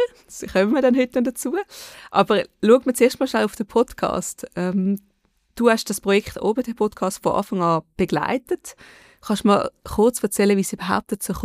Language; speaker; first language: German; native; German